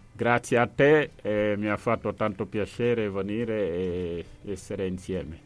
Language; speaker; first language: Italian; non-native, fluent; Wolof